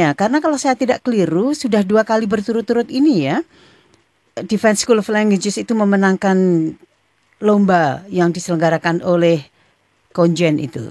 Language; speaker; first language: Indonesian; native; Indonesian